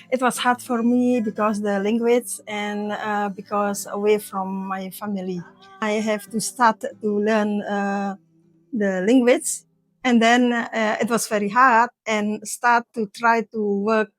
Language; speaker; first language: English; non-native, learner; Indonesian